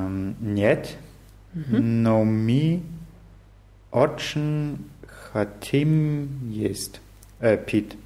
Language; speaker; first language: Russian; non-native, learner; German